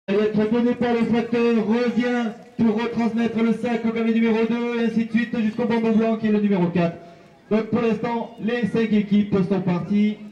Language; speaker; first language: French; native; French